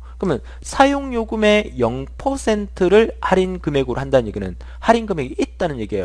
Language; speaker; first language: Korean; native; Korean